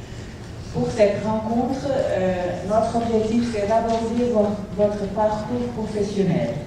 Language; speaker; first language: French; non-native, fluent; Portuguese